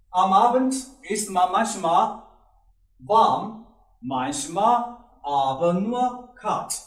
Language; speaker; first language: German; non-native, learner; Chinese